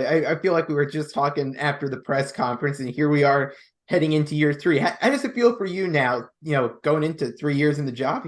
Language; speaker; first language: English; native; English